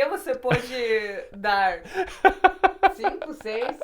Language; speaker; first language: Portuguese; non-native, fluent; Russian